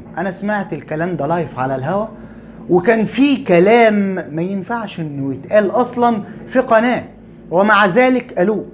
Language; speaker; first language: Arabic; native; Arabic